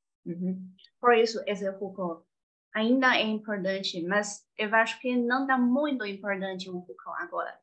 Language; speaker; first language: Portuguese; non-native, fluent; Chinese